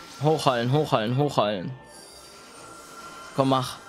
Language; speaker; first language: German; native; German